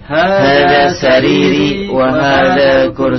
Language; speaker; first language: Arabic; non-native, learner; Indonesian